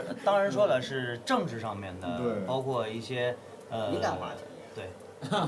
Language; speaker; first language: Chinese; native; Chinese